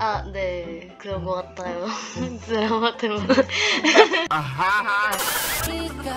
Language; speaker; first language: Korean; non-native, learner; Filipino